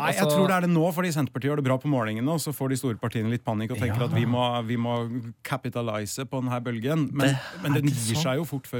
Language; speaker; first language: Norwegian; native; Norwegian